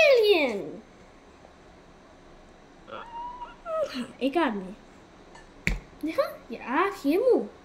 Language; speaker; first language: Hindi; native; Hindi